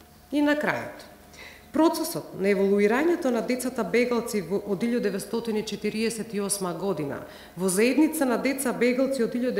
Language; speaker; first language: Macedonian; native; Macedonian